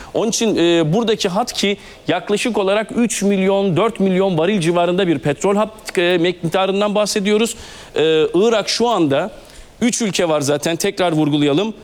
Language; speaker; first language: Turkish; native; Turkish